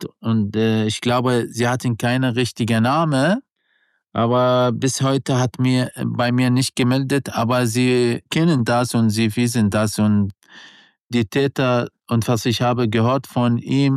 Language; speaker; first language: German; non-native, learner; Arabic